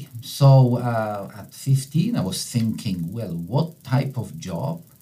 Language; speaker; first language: English; non-native, fluent; Italian